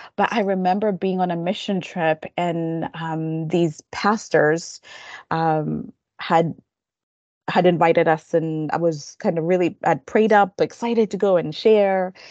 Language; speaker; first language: English; non-native, local second language; Kamba